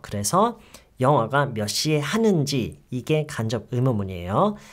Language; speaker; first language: Korean; native; Korean